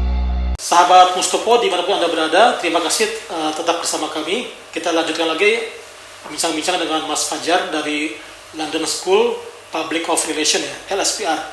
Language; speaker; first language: Indonesian; native; Indonesian